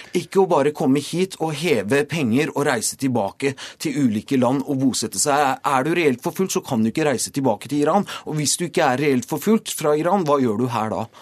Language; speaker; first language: Norwegian; early bilingual, other home language; Persian